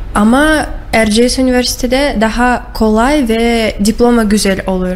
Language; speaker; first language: Turkish; non-native, learner; Russian